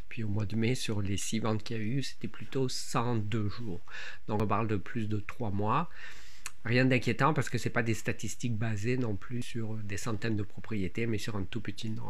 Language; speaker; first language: French; native; French